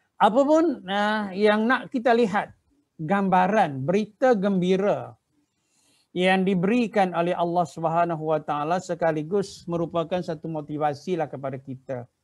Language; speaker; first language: Malay; native; Malay